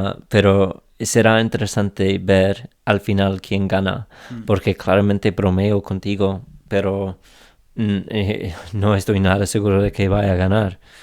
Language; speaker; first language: Spanish; non-native, fluent; English